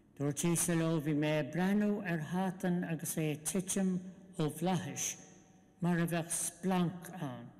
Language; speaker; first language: Irish; non-native, local second language; English